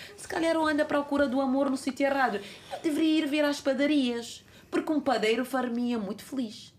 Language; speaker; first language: Portuguese; non-native, local second language; Kabuverdianu